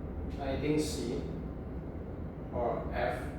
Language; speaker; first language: English; non-native, learner; Indonesian